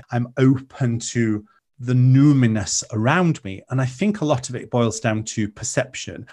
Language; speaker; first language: English; non-native, local second language; Welsh